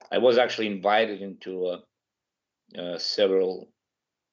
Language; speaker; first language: English; non-native, fluent; Ukrainian